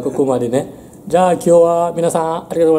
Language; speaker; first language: Japanese; non-native, learner; French